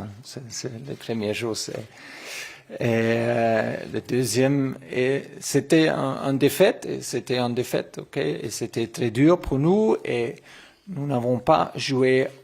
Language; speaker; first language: French; non-native, learner; German